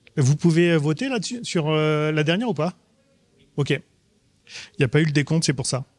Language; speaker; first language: French; native; French